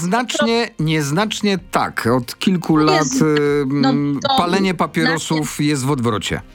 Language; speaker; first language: Polish; native; Polish